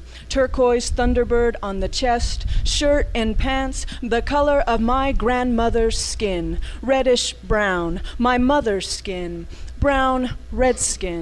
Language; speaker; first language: English; native; English